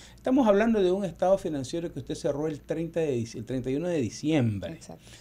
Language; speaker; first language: Spanish; native; Spanish